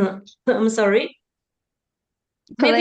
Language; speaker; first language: English; non-native, learner; Indonesian